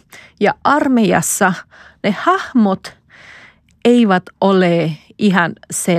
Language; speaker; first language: Finnish; non-native, fluent; Spanish